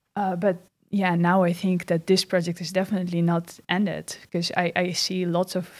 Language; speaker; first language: English; non-native, fluent; Russian